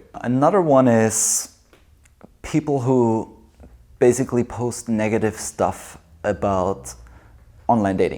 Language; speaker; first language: English; non-native, fluent; German